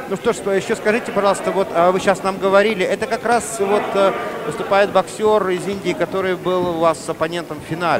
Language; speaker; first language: Russian; native; Russian